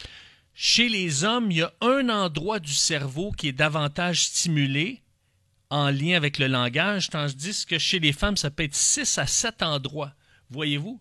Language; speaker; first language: French; native; French